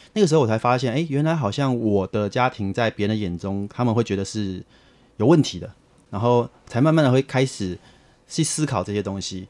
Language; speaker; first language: Chinese; native; Chinese